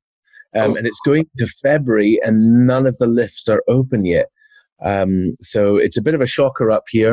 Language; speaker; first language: English; native; English